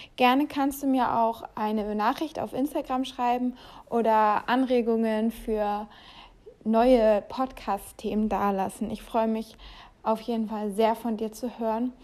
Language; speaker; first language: German; native; German